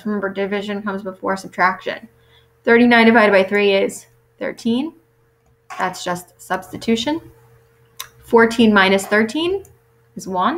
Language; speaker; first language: English; native; English